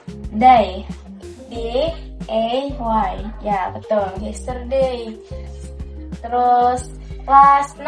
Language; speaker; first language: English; non-native, learner; Indonesian